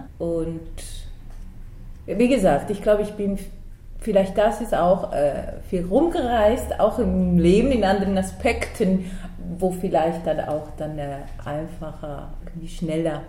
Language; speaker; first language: German; non-native, fluent; Spanish